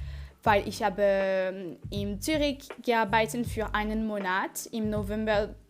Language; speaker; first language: German; non-native, learner; French